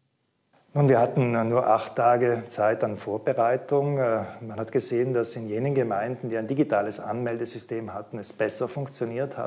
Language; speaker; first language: German; native; German